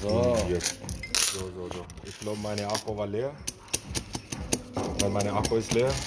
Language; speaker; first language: German; non-native, learner; Urdu